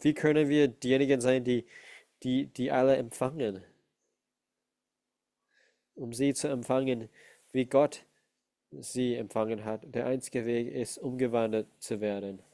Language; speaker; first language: German; non-native, fluent; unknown